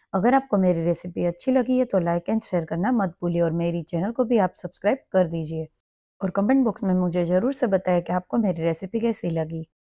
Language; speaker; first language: Hindi; non-native, local second language; Gujarati